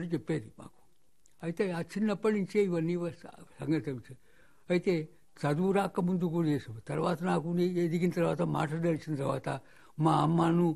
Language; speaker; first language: Telugu; non-native, local second language; Marathi